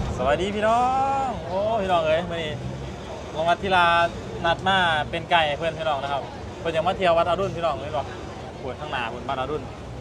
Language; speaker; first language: Thai; native; Thai